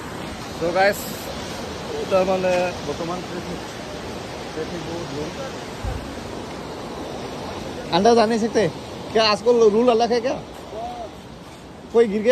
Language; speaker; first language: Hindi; non-native, local second language; Assamese